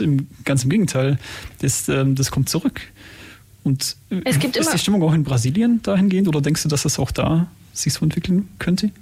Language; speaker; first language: German; native; German